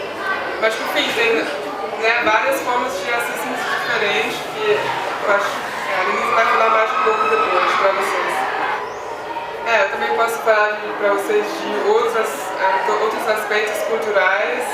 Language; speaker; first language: Portuguese; non-native, fluent; Swiss German